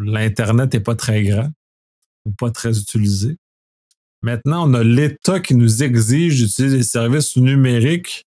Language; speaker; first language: French; native; French